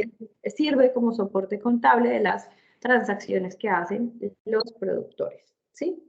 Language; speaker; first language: Spanish; native; Spanish